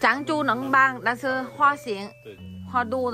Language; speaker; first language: Chinese; non-native, learner; Vietnamese